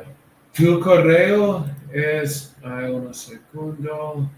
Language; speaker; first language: Spanish; non-native, learner; English